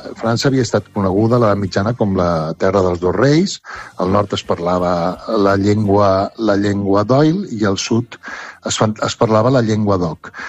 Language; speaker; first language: Catalan; native; Catalan